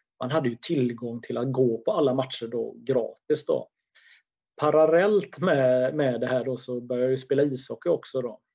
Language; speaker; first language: Swedish; native; Swedish